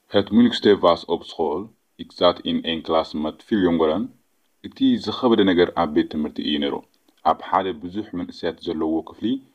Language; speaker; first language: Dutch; non-native, learner; Tigrinya